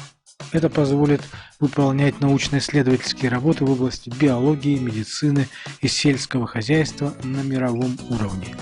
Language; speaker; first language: Russian; native; Russian